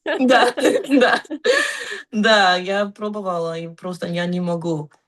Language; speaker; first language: Russian; non-native, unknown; English